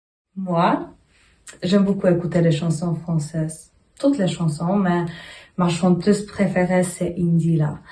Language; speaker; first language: French; non-native, learner; Polish